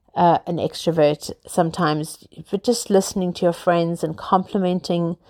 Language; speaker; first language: English; native; English